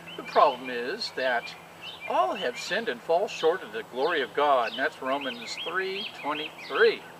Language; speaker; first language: English; native; English